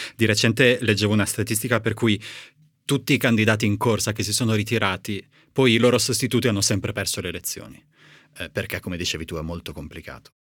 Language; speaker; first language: Italian; native; Italian